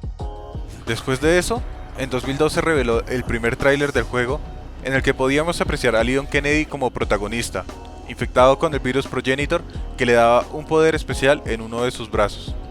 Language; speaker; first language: Spanish; native; Spanish